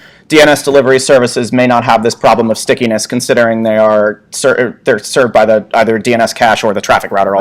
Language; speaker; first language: English; native; English